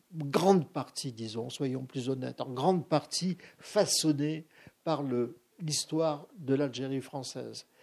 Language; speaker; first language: French; native; French